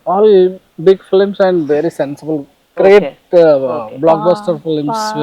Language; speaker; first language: Telugu; native; Telugu